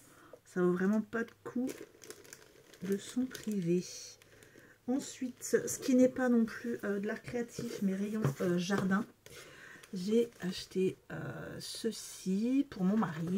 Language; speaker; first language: French; native; French